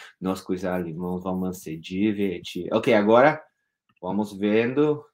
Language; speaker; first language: Portuguese; non-native, fluent; English